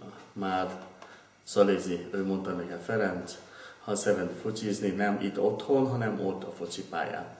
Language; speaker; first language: Hungarian; non-native, learner; Vietnamese